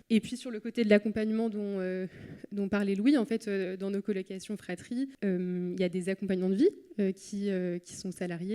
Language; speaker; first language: French; native; French